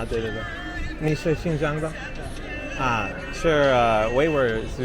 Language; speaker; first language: Chinese; non-native, learner; English